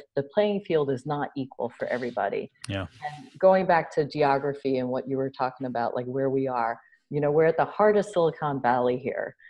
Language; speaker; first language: English; native; English